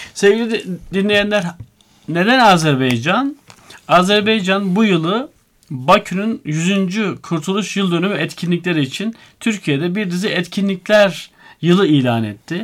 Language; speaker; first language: Turkish; native; Turkish